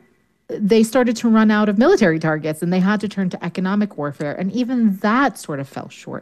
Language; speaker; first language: English; native; English